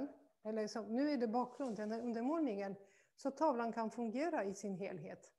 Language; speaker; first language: Swedish; non-native, fluent; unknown